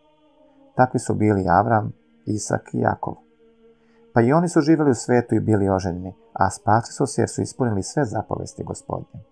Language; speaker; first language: Serbian; native; Serbian